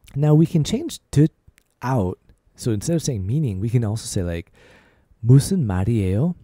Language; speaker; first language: English; native; English